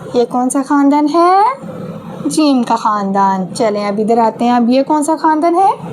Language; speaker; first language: Urdu; native; Urdu